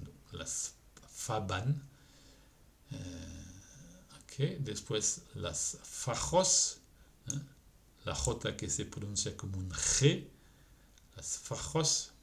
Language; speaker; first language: Spanish; non-native, fluent; French